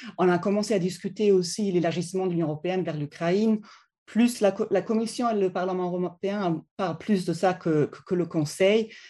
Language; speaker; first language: French; non-native, fluent; German